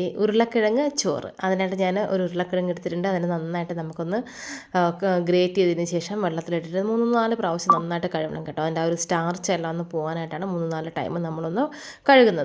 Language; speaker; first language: Malayalam; native; Malayalam